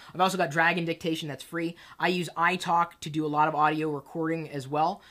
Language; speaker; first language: English; native; English